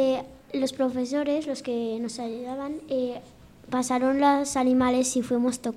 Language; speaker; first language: Spanish; native; Spanish